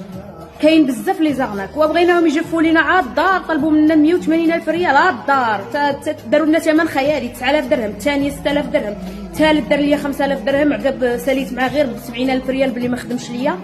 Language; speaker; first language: Arabic; native; Arabic